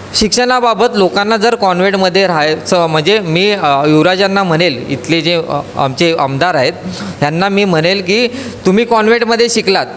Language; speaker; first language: Marathi; native; Marathi